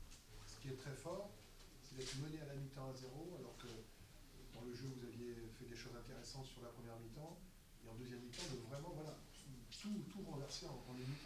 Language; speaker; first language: French; native; French